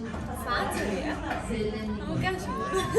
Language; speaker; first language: Chinese; non-native, learner; Armenian